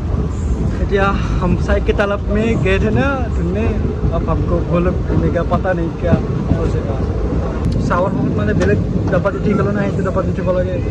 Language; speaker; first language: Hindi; non-native, local second language; Assamese